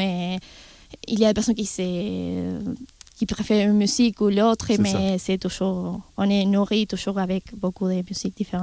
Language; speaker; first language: French; non-native, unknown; Spanish